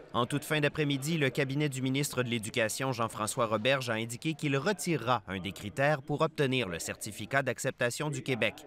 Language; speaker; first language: French; native; French